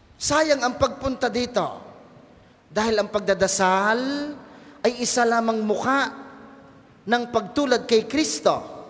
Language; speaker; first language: Filipino; native; Filipino